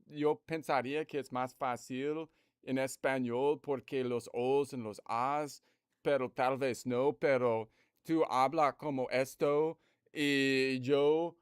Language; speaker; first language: Spanish; non-native, learner; English